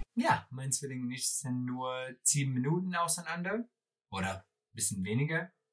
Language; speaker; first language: German; non-native, fluent; English